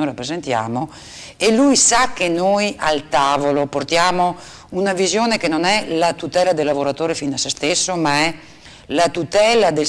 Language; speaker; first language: Italian; native; Italian